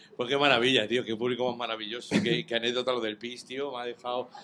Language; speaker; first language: Spanish; native; Spanish